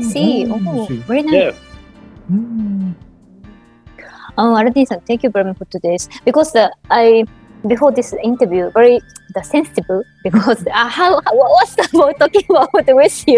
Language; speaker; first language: English; non-native, learner; Japanese